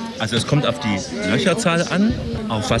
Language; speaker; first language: German; native; German